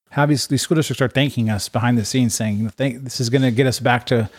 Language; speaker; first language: English; native; English